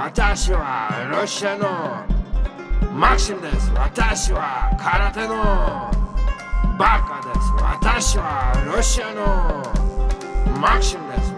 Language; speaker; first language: Japanese; non-native, learner; Russian